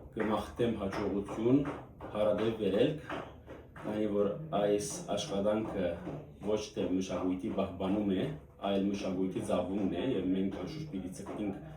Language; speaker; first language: Armenian; early bilingual, heritage; Armenian